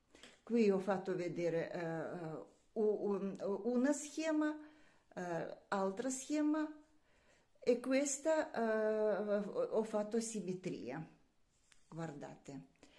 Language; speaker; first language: Italian; non-native, learner; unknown